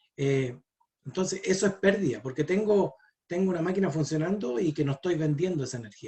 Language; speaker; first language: Spanish; native; Spanish